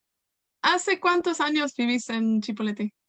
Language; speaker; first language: Spanish; non-native, fluent; Welsh